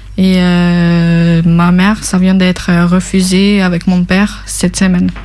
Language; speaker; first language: French; non-native, fluent; Albanian